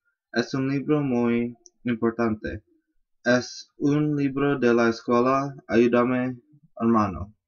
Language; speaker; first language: Spanish; non-native, learner; English